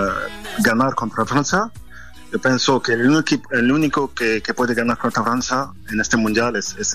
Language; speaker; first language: Spanish; non-native, learner; French